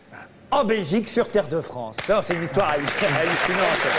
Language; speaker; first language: French; native; French